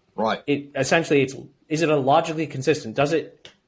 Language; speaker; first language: English; native; English